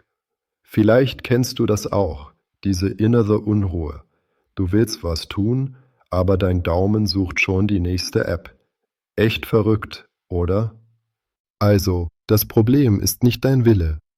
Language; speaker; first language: German; native; German